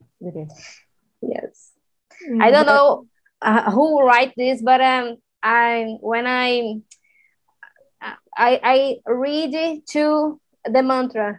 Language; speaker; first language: English; non-native, learner; Portuguese